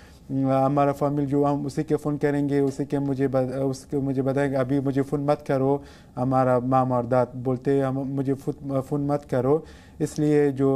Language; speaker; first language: Hindi; non-native, learner; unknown